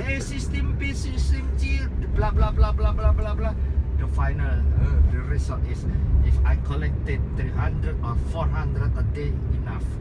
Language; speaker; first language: English; non-native, learner; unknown